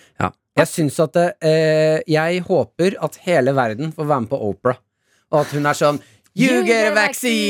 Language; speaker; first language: Norwegian; native; Norwegian